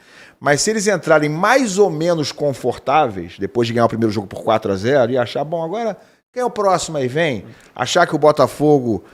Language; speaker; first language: Portuguese; native; Portuguese